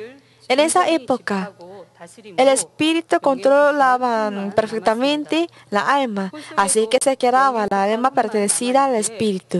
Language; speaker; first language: Spanish; non-native, learner; Korean